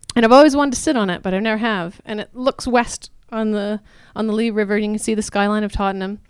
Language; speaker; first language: English; native; English